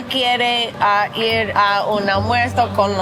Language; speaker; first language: Spanish; non-native, learner; English